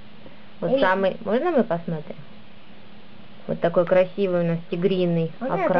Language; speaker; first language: Russian; native; Russian